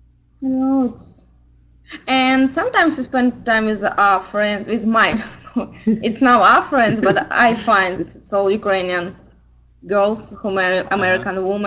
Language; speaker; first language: English; non-native, learner; Ukrainian